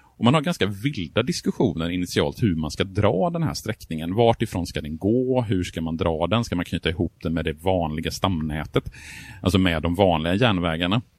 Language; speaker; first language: Swedish; native; Swedish